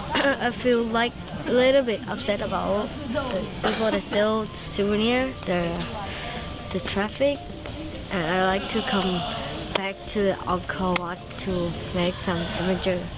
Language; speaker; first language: English; non-native, learner; Thai